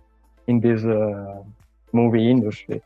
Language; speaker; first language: English; non-native, learner; Italian